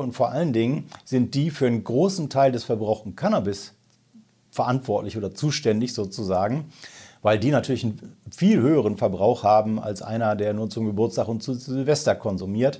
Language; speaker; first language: German; native; German